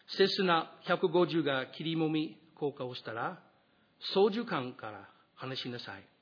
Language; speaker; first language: Japanese; non-native, fluent; English